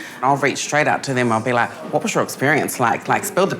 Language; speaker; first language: English; native; English